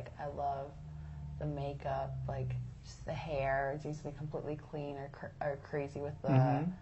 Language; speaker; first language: English; native; English